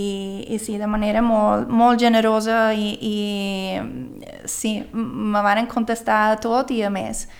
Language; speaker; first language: Catalan; early bilingual, other home language; Swedish